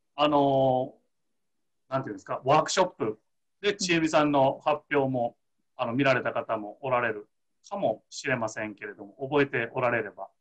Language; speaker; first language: Japanese; native; Japanese